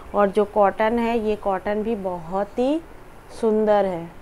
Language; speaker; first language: Hindi; non-native, local second language; Bangla